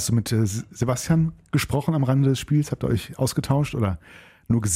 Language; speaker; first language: German; native; German